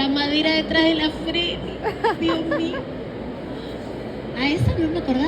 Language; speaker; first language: Spanish; native; Spanish